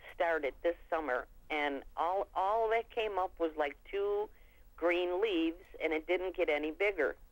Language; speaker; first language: English; native; English